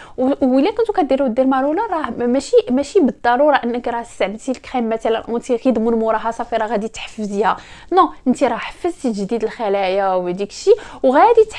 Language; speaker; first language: Arabic; native; Arabic